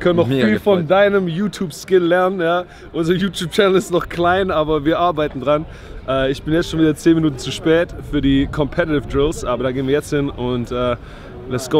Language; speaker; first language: German; native; German